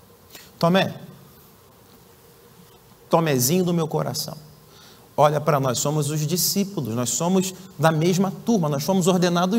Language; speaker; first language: Portuguese; native; Portuguese